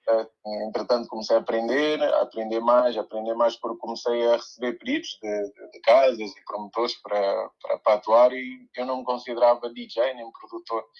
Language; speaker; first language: Portuguese; early bilingual, other home language; Upper Guinea Crioulo